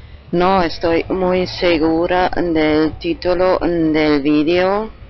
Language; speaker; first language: Spanish; non-native, fluent; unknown